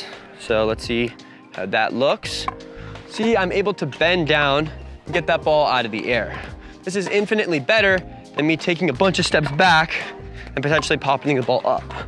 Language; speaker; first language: English; native; English